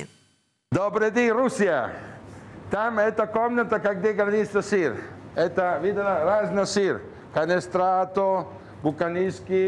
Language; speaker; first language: Russian; non-native, learner; Italian